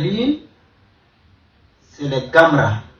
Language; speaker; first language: French; non-native, learner; Arabic